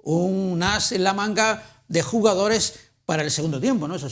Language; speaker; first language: Spanish; native; Spanish